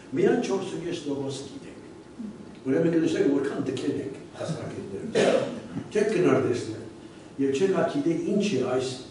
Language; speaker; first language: Armenian; early bilingual, heritage; Armenian